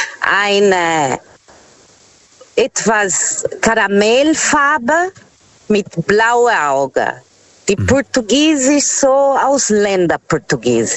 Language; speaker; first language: German; non-native, fluent; Portuguese